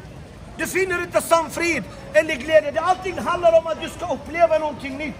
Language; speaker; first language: Swedish; non-native, fluent; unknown